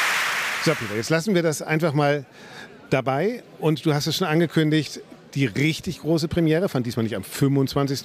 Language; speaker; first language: German; native; German